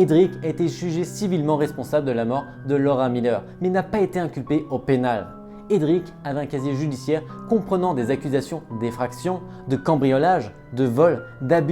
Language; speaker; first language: French; native; French